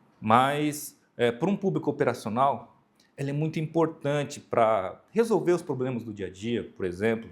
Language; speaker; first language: Portuguese; early bilingual, other home language; Japanese